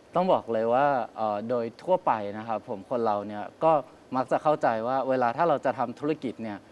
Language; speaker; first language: Thai; native; Thai